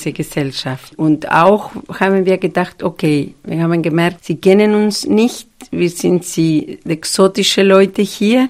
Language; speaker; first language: German; non-native, fluent; Spanish